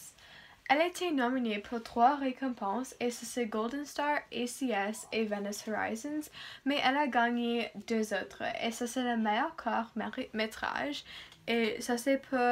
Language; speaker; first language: French; non-native, learner; English